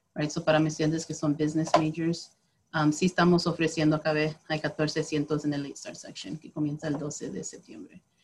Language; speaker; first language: Spanish; early bilingual, heritage; Spanish